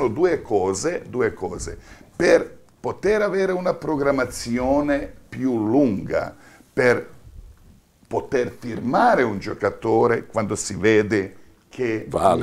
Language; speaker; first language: Italian; non-native, fluent; Croatian